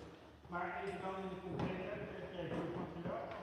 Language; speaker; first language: Dutch; native; Dutch